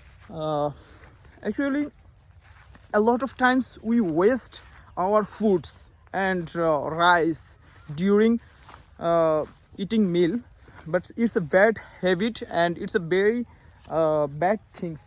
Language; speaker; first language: English; non-native, local second language; Bangla